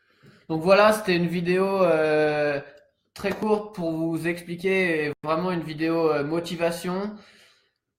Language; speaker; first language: French; native; French